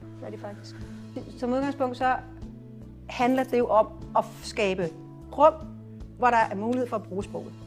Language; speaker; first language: Danish; native; Danish